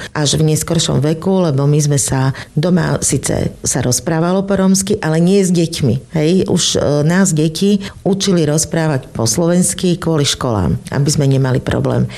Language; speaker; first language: Slovak; native; Slovak